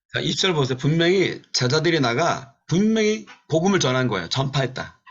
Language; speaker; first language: Korean; native; Korean